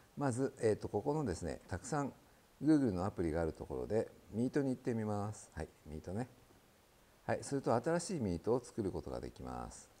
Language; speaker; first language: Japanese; native; Japanese